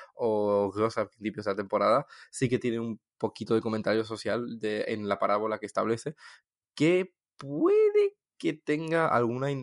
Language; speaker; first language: Spanish; non-native, fluent; French